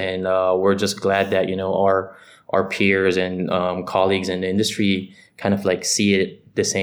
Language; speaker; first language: English; non-native, local second language; Filipino